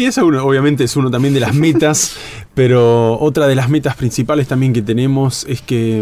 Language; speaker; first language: Spanish; native; Spanish